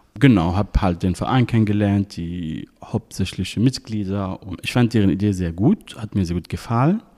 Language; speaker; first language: German; non-native, fluent; Arabic